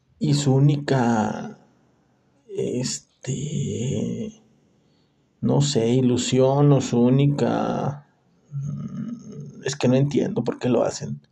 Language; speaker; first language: Spanish; native; Spanish